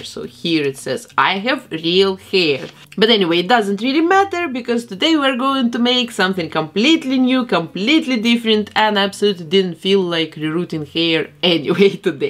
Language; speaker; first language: English; non-native, fluent; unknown